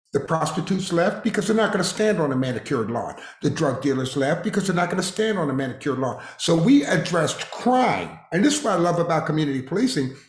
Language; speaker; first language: English; native; English